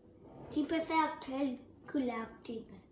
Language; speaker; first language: French; non-native, local second language; English